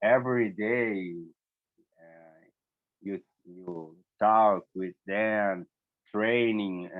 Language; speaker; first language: English; non-native, learner; Portuguese